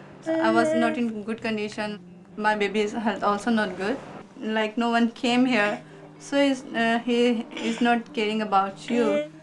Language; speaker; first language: English; non-native, learner; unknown